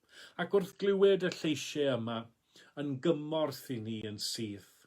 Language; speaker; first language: Welsh; native; Welsh